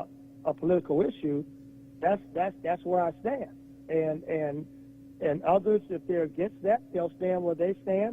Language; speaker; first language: English; native; English